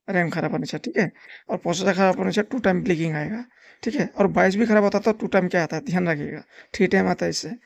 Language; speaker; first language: Hindi; non-native, local second language; Nepali